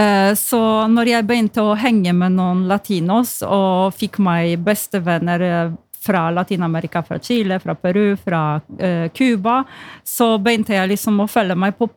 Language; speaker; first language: Norwegian; non-native, fluent; Polish